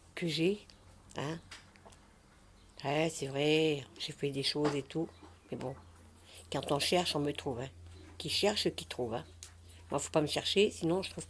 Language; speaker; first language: French; native; French